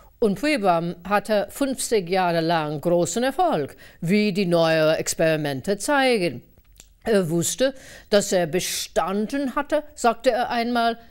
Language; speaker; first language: German; non-native, fluent; English